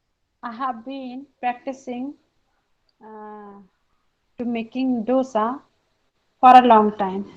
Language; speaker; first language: English; non-native, learner; Hindi